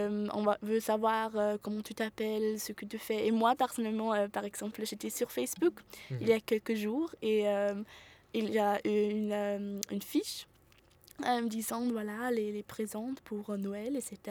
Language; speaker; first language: French; non-native, fluent; German